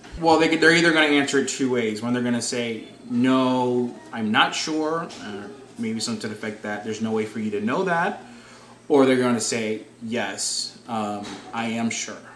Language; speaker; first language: English; native; English